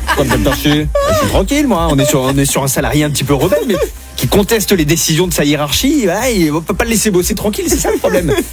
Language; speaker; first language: French; native; French